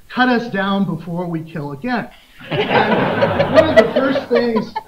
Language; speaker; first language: English; native; English